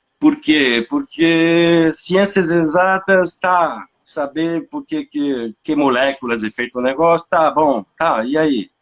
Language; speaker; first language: Portuguese; non-native, fluent; French